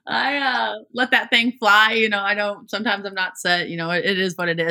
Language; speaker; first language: English; native; English